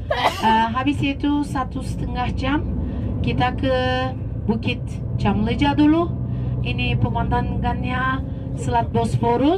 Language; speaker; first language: Indonesian; non-native, fluent; Turkish